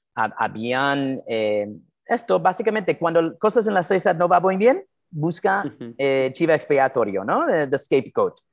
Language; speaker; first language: Spanish; non-native, fluent; English